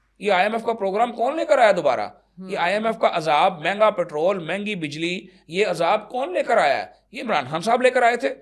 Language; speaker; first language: Urdu; non-native, local second language; Punjabi